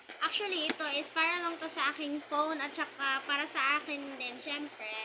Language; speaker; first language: Filipino; non-native, local second language; Cebuano